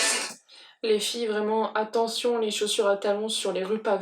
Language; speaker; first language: French; native; French